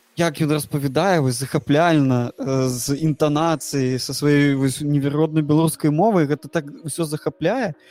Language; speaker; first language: Belarusian; non-native, local second language; Russian